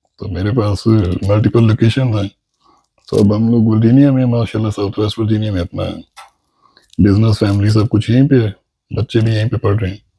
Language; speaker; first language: Urdu; non-native, local second language; Punjabi